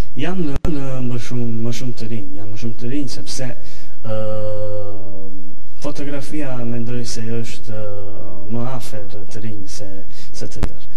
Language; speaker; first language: Albanian; early bilingual, heritage; Albanian